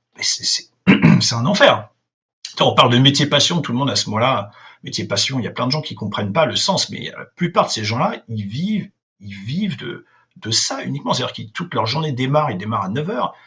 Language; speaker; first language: French; native; French